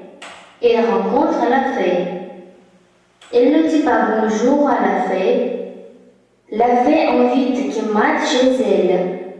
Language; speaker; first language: French; non-native, learner; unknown